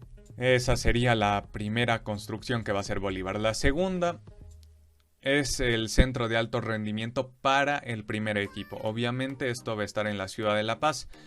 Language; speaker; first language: Spanish; native; Spanish